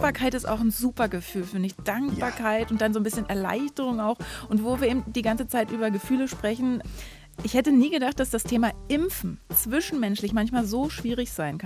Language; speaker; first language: German; native; German